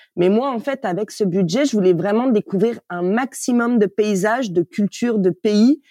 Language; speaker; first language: French; native; French